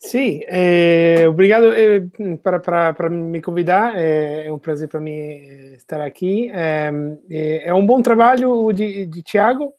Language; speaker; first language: Portuguese; non-native, fluent; Italian